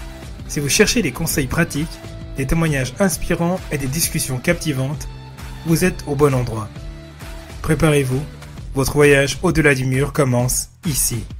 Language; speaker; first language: French; native; French